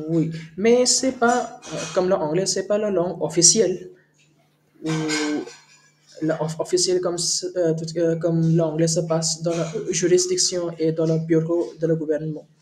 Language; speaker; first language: French; non-native, learner; Hindi